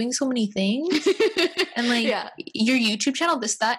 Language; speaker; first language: English; native; English